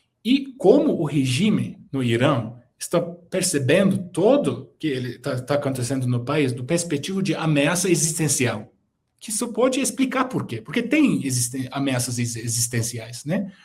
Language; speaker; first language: Portuguese; non-native, fluent; Turkish